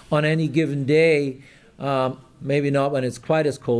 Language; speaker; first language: English; non-native, fluent; German